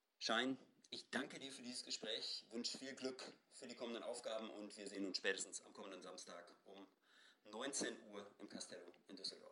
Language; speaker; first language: German; native; German